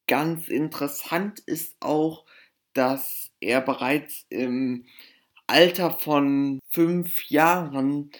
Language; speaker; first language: German; native; German